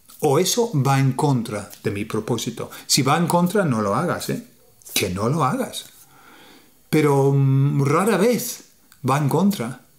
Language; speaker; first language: Spanish; non-native, fluent; English